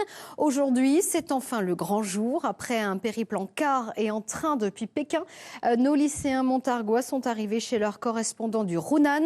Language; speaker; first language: French; native; French